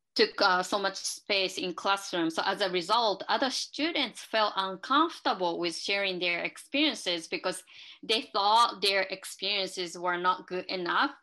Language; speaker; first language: English; non-native, fluent; Japanese